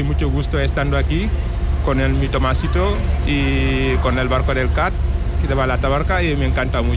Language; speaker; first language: Spanish; non-native, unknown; Wolof